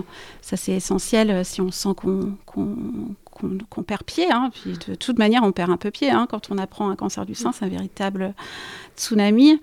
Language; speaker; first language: French; native; French